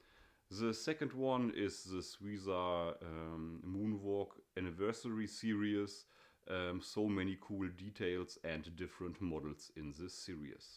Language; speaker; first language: English; non-native, fluent; German